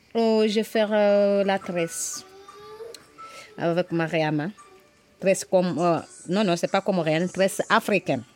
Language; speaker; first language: French; non-native, learner; Turkish